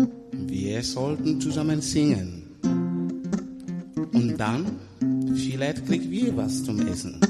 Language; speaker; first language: German; non-native, learner; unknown